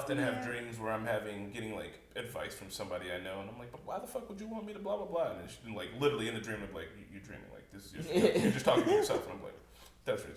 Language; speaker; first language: English; native; English